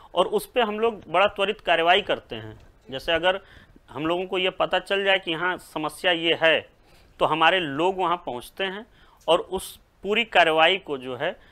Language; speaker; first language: Hindi; native; Hindi